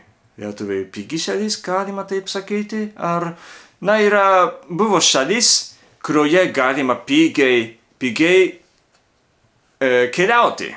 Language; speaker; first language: Lithuanian; non-native, learner; Japanese